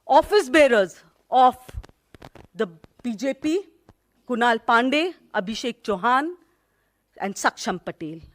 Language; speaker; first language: English; non-native, local second language; Hindi